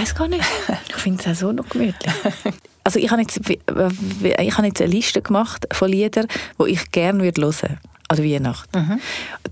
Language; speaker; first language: German; native; German